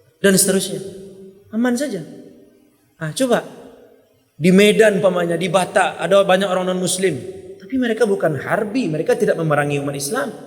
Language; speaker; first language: Malay; non-native, local second language; Minangkabau